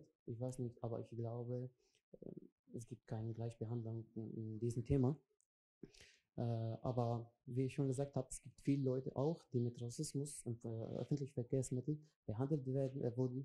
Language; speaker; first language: German; non-native, learner; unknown